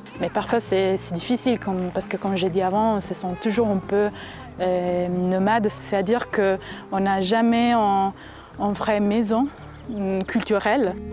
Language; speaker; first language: French; non-native, local second language; Italian